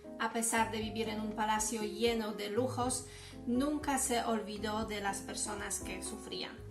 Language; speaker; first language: Spanish; non-native, fluent; Polish